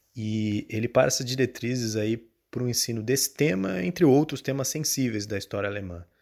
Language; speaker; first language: Portuguese; native; Portuguese